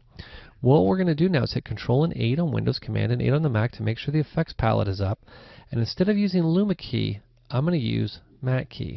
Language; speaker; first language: English; native; English